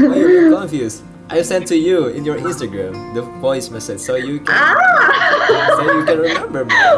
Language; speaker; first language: English; non-native, learner; Indonesian